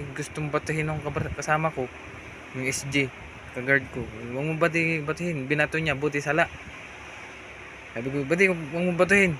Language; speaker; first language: Filipino; non-native, local second language; Bikol